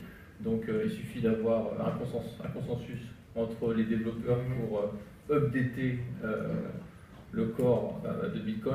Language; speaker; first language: French; native; French